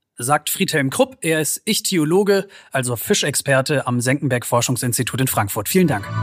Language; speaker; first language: German; native; German